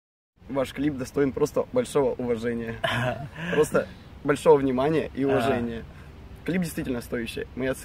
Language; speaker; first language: Russian; native; Russian